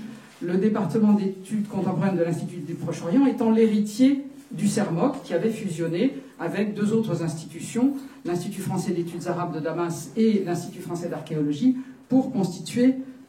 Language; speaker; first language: French; native; French